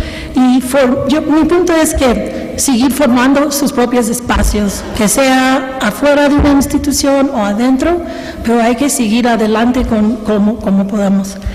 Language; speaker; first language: Spanish; early bilingual, heritage; Spanish